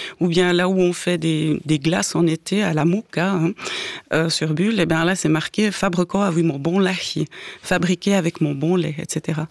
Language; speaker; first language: French; native; French